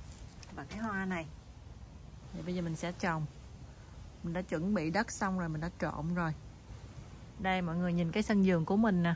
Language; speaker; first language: Vietnamese; native; Vietnamese